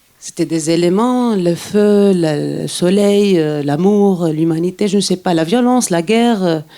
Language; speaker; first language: French; non-native, local second language; Arabic